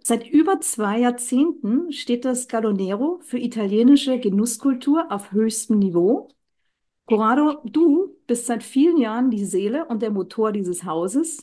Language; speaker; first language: German; native; German